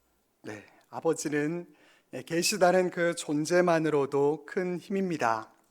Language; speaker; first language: Korean; native; Korean